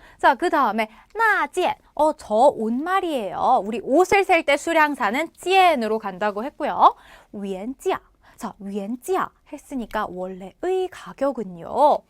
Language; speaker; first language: Korean; native; Korean